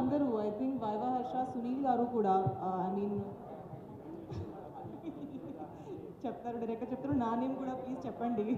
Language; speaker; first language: Telugu; non-native, learner; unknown